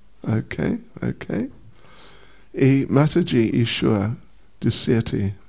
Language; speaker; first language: Russian; non-native, learner; English